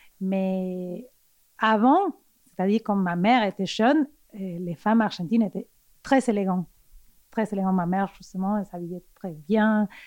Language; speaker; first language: French; non-native, fluent; Spanish